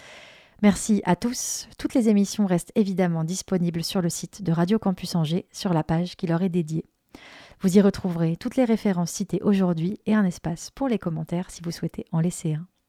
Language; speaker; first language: French; native; French